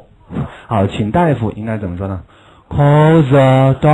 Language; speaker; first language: Chinese; native; Chinese